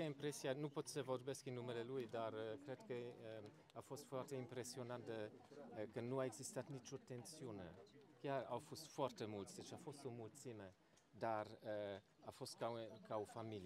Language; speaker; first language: Romanian; non-native, fluent; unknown